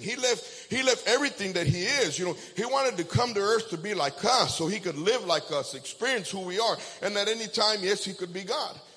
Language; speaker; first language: English; early bilingual, other home language; Spanish